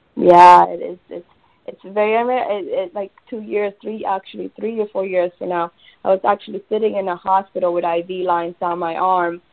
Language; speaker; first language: English; early bilingual, other home language; Spanish